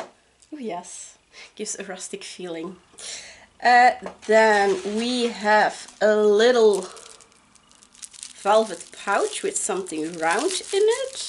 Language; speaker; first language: English; non-native, fluent; Dutch